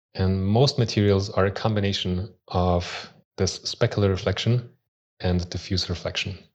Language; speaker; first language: English; early bilingual, other home language; Swiss German